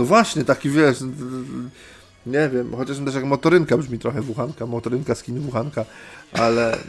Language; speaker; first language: Polish; native; Polish